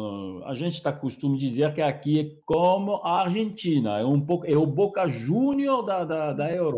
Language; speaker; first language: Portuguese; non-native, fluent; French